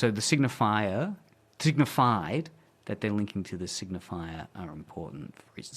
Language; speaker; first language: English; native; English